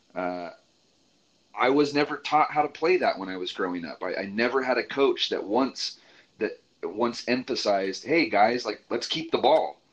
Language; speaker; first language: English; native; English